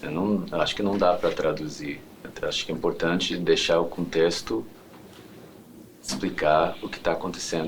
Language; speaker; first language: Portuguese; non-native, fluent; English